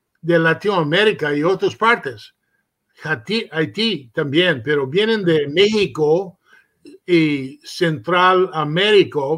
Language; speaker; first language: Spanish; early bilingual, heritage; Spanish